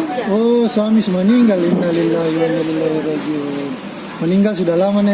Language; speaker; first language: Malay; native; Malay